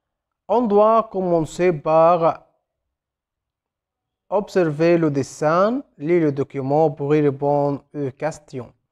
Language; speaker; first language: French; non-native, fluent; Arabic